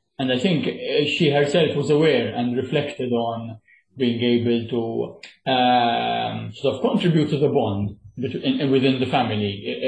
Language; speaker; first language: English; non-native, local second language; Maltese